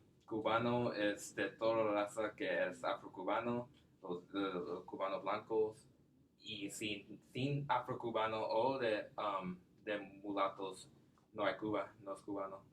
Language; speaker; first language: Spanish; non-native, learner; English